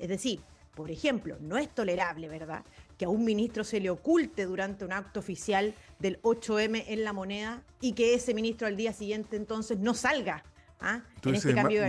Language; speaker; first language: Spanish; native; Spanish